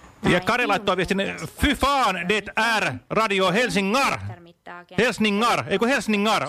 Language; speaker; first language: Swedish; non-native, learner; Finnish